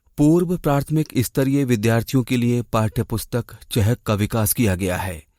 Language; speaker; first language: Hindi; native; Hindi